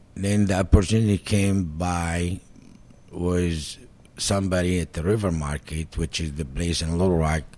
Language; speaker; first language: English; non-native, fluent; Arabic